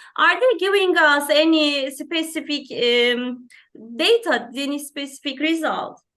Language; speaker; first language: English; non-native, fluent; Turkish